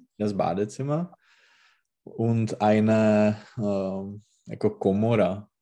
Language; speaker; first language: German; non-native, learner; Czech